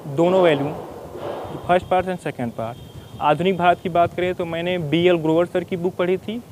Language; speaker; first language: Hindi; native; Hindi